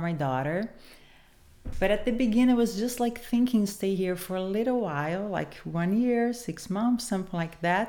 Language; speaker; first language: English; non-native, fluent; Portuguese